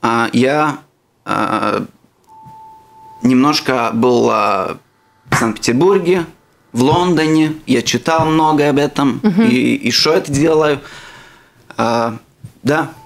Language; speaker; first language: Russian; non-native, local second language; Latvian